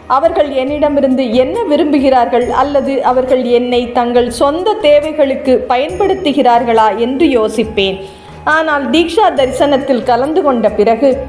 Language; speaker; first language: Tamil; native; Tamil